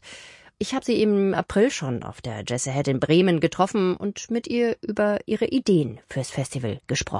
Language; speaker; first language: German; native; German